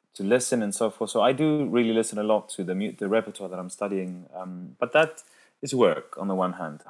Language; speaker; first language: English; non-native, local second language; Afrikaans